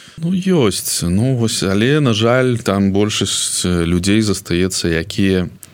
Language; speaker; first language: Belarusian; non-native, local second language; Russian